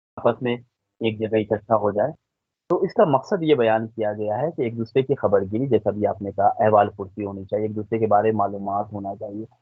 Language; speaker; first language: Urdu; native; Urdu